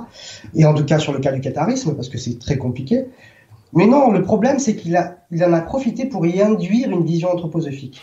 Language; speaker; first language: French; native; French